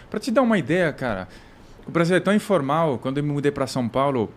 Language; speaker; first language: Portuguese; non-native, fluent; French